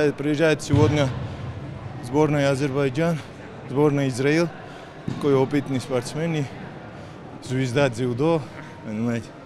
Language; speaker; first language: Russian; non-native, fluent; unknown